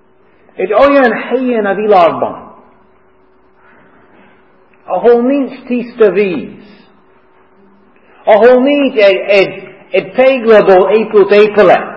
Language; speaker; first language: Hungarian; non-native, fluent; English